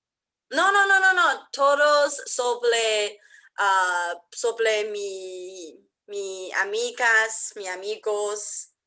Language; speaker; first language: Spanish; non-native, learner; English